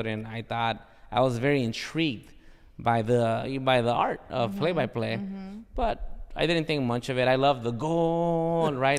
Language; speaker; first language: English; early bilingual, other home language; Spanish